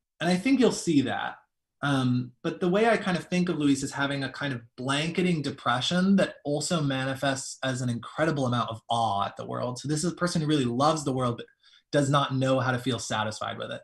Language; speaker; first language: English; early bilingual, other home language; Spanish